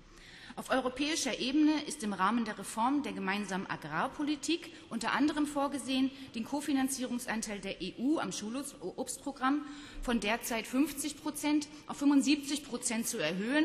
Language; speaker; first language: German; native; German